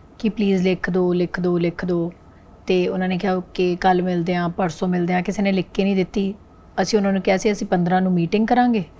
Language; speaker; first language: Punjabi; non-native, local second language; Hindi